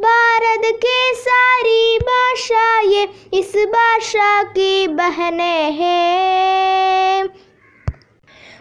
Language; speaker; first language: Hindi; non-native, local second language; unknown